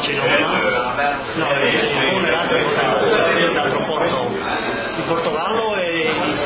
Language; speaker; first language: Italian; non-native, local second language; Friulian